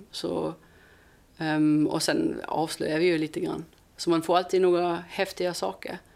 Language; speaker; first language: Swedish; non-native, fluent; German